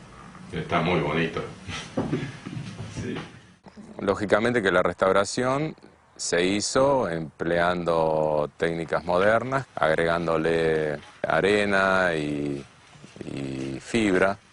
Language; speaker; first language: Spanish; native; Spanish